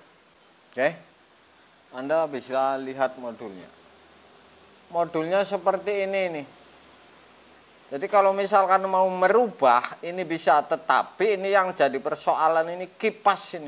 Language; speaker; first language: Indonesian; native; Indonesian